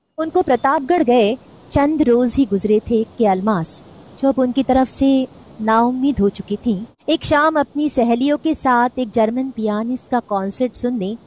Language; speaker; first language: Urdu; non-native, local second language; Marathi